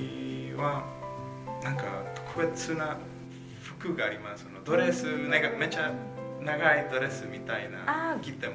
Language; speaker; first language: Japanese; non-native, learner; Spanish